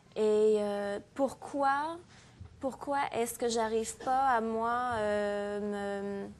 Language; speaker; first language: French; native; French